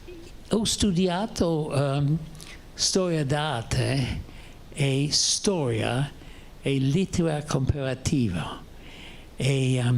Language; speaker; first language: Italian; non-native, fluent; English